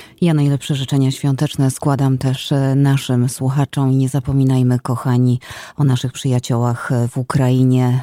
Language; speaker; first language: Polish; native; Polish